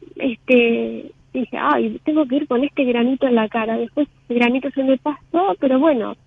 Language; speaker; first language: Spanish; native; Spanish